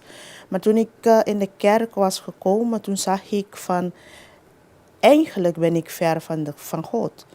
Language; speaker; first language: Dutch; non-native, local second language; Papiamento